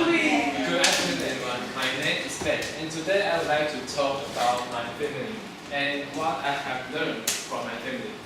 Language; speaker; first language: English; non-native, learner; Chinese